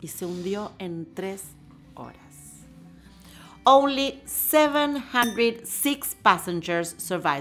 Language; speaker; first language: Spanish; native; Spanish